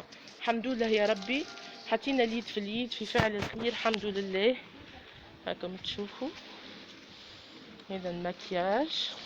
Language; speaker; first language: Arabic; native; Arabic